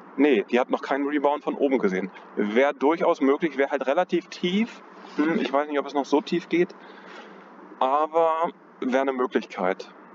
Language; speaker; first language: German; native; German